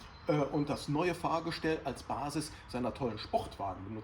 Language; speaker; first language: German; native; German